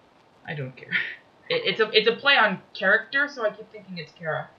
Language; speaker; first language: English; native; English